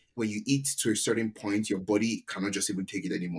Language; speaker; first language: English; non-native, local second language; Yoruba